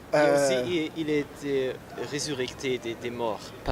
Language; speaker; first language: French; non-native, learner; German